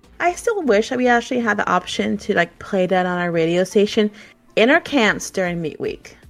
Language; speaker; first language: English; native; English